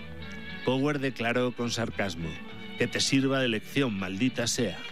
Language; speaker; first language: Spanish; native; Spanish